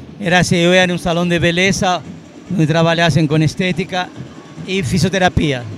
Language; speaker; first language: Portuguese; non-native, fluent; Arabic